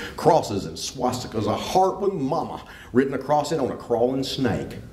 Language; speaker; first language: English; native; English